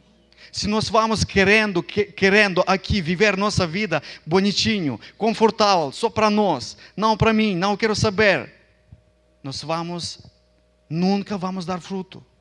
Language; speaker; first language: Portuguese; non-native, fluent; Ukrainian